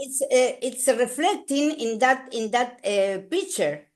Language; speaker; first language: English; non-native, learner; Spanish